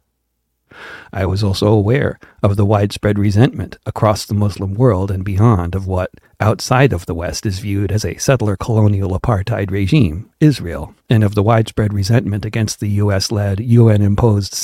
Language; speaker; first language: English; native; English